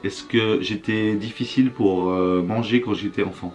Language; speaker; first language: French; native; French